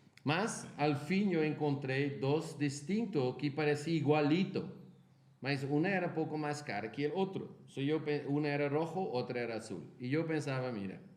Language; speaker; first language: Spanish; non-native, fluent; Portuguese